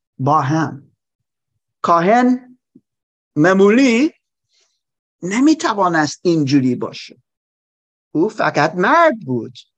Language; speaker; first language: Persian; non-native, learner; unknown